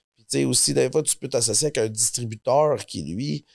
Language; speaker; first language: French; native; French